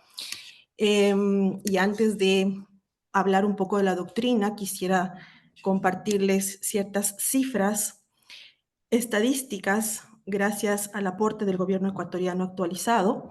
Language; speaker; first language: Spanish; native; Spanish